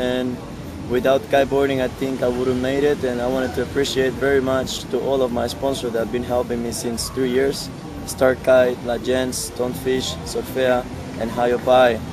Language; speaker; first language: English; non-native, fluent; Spanish